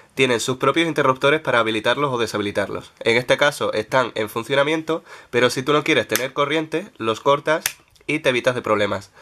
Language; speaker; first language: Spanish; native; Spanish